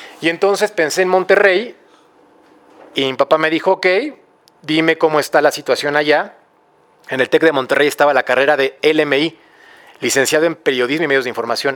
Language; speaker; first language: Spanish; native; Spanish